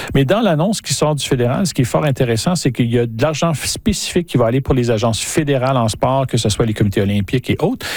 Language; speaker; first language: French; native; French